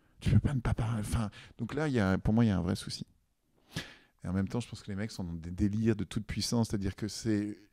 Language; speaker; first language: French; native; French